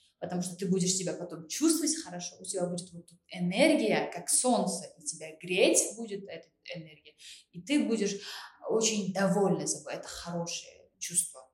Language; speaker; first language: Russian; non-native, local second language; Uzbek